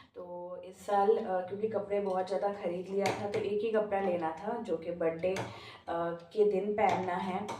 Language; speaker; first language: Hindi; non-native, local second language; Bangla